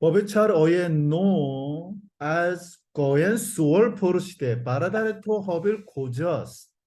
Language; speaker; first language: Persian; non-native, learner; Korean